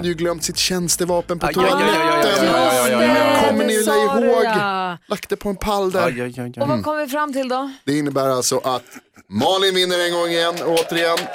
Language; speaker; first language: Swedish; native; Swedish